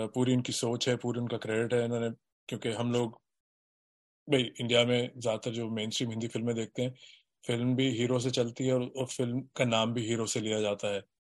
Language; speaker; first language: Hindi; native; Hindi